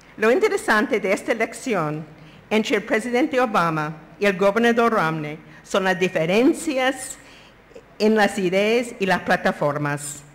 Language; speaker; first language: Spanish; non-native, fluent; English